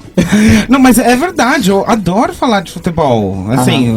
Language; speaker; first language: Portuguese; native; Portuguese